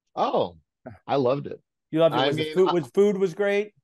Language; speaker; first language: English; native; English